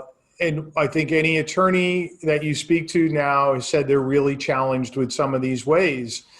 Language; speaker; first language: English; native; English